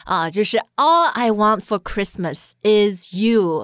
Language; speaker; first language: English; non-native, fluent; Chinese